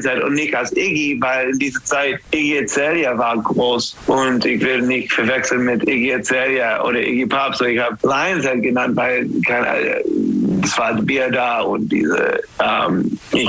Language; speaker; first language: German; non-native, learner; English